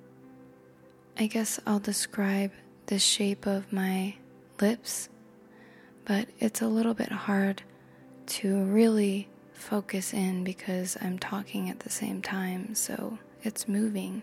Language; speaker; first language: English; native; English